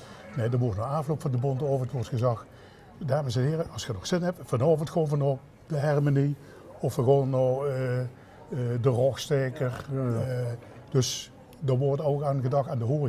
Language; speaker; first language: Dutch; native; Dutch